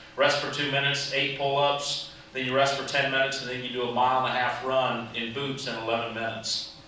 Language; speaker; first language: English; native; English